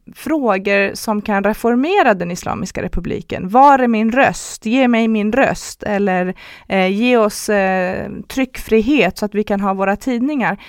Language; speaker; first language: Swedish; early bilingual, other home language; Persian